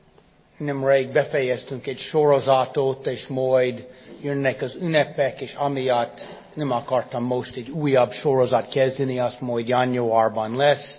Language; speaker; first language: Hungarian; non-native, fluent; English